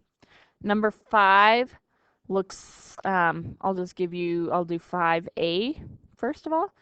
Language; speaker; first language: English; native; English